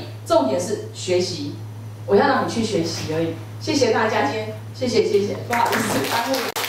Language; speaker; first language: Chinese; native; Chinese